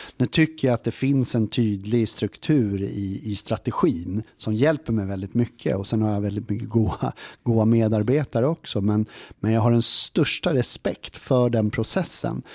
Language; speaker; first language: Swedish; native; Swedish